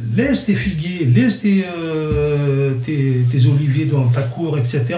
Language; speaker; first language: French; non-native, local second language; Kabyle